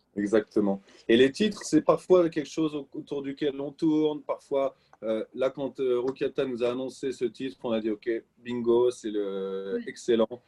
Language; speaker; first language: French; native; French